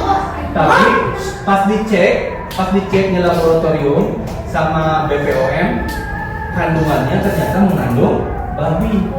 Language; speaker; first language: Indonesian; native; Indonesian